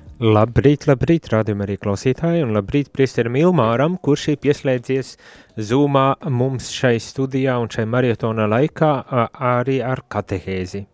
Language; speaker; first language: Latvian; native; Latvian